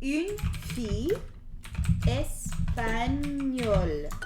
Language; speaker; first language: French; non-native, learner; English